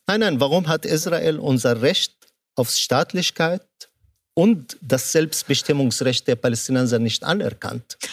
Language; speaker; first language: German; non-native, fluent; Arabic